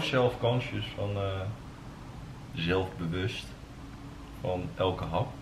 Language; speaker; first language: Dutch; native; Dutch